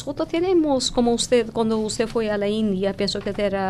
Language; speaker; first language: Spanish; non-native, fluent; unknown